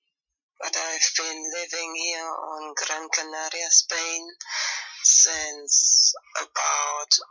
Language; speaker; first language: English; non-native, fluent; German